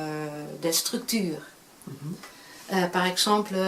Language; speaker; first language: French; non-native, fluent; Dutch